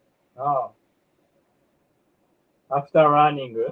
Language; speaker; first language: English; non-native, learner; Japanese